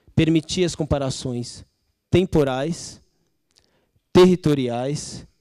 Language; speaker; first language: Portuguese; native; Portuguese